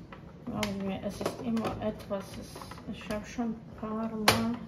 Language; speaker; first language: German; non-native, fluent; Croatian